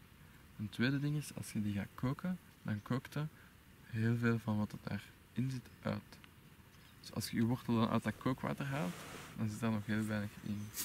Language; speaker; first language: Dutch; native; Dutch